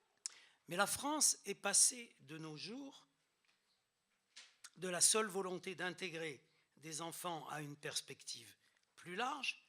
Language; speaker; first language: French; native; French